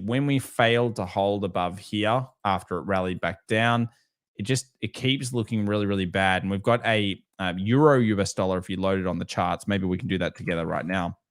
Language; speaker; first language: English; native; English